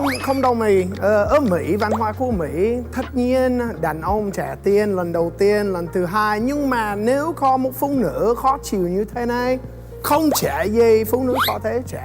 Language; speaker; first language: Vietnamese; non-native, learner; English